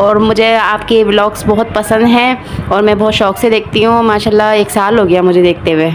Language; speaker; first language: Hindi; non-native, local second language; Sindhi